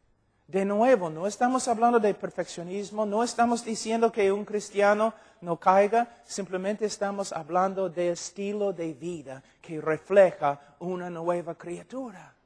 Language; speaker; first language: Spanish; non-native, fluent; English